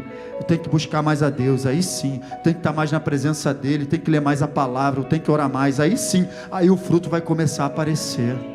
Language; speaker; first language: Portuguese; native; Portuguese